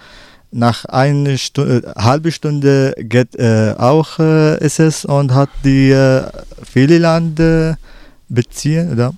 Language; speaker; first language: German; non-native, learner; Arabic